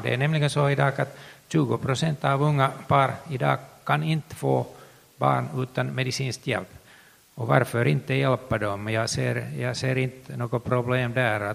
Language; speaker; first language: Swedish; non-native, local second language; Finnish